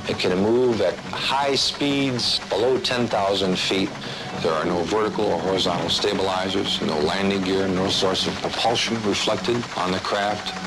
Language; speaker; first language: English; native; English